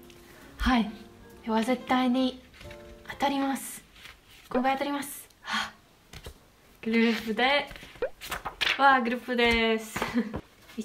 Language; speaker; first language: Japanese; non-native, learner; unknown